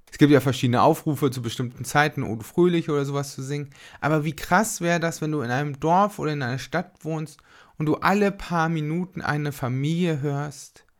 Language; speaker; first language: German; native; German